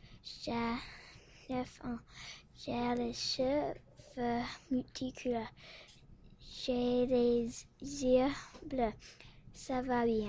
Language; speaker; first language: French; non-native, learner; English